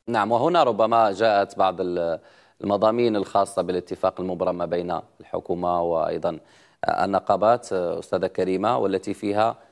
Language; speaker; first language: Arabic; native; Arabic